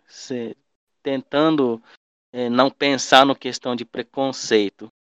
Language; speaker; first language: Portuguese; non-native, local second language; Guarani